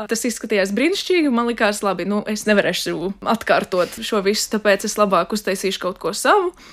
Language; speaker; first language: Latvian; non-native, local second language; Russian